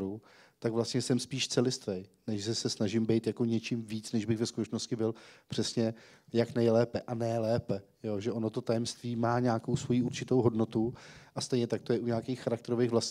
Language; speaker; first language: Czech; native; Czech